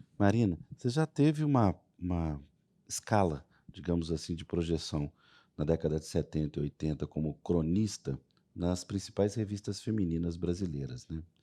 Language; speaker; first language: Portuguese; native; Portuguese